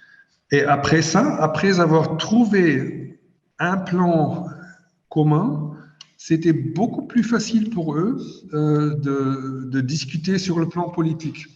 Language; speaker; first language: French; non-native, fluent; German